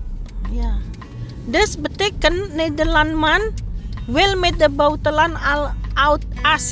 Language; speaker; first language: Dutch; non-native, learner; Indonesian